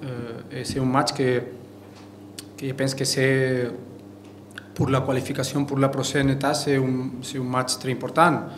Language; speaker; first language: French; non-native, fluent; Spanish